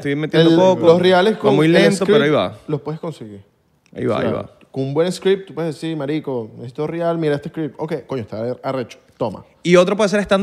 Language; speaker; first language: Spanish; native; Spanish